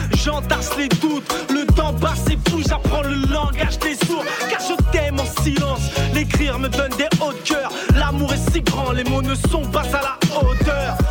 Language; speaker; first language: French; non-native, local second language; Lingala